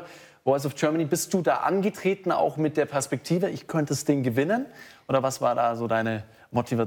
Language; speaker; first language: German; native; German